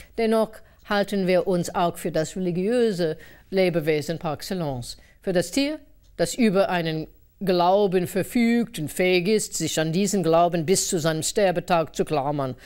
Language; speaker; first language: German; non-native, fluent; English